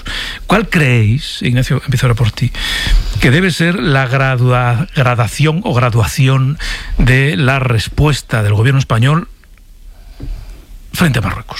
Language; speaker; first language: Spanish; native; Spanish